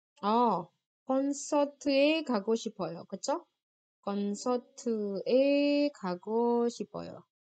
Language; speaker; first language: Korean; non-native, learner; Indonesian